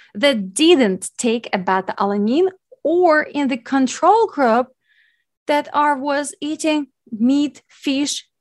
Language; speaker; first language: English; non-native, fluent; Ukrainian